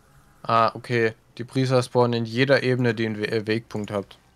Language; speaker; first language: German; native; German